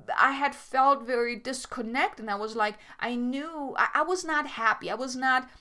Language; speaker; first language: English; non-native, fluent; German